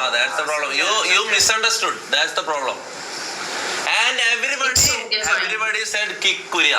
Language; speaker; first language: English; non-native, local second language; Malayalam